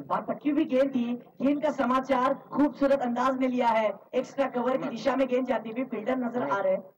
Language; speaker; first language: Hindi; non-native, local second language; Marathi